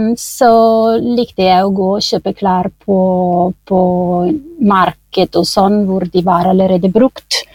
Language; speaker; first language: Norwegian; non-native, fluent; Italian